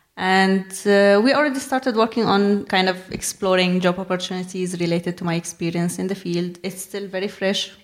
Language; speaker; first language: English; non-native, fluent; Arabic